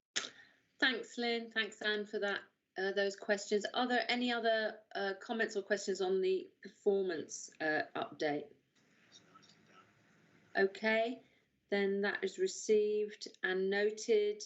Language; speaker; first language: English; native; English